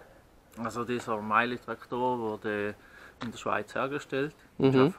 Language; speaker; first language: German; native; German